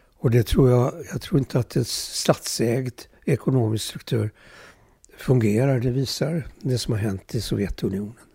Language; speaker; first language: Swedish; early bilingual, other home language; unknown